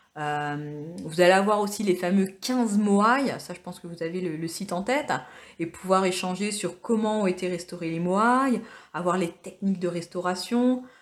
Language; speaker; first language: French; native; French